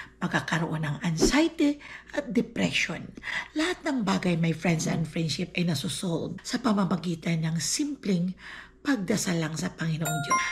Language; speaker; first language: Filipino; non-native, local second language; Aklanon